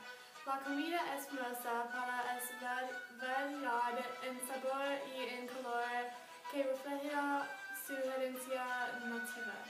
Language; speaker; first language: Spanish; non-native, learner; English